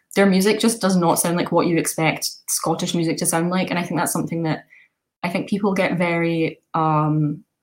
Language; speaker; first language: English; native; English